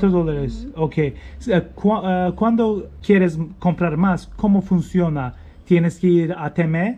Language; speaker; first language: Spanish; non-native, learner; Turkish